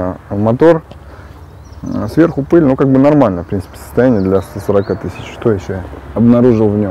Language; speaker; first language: Russian; native; Russian